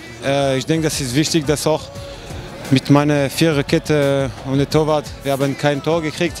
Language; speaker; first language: German; non-native, fluent; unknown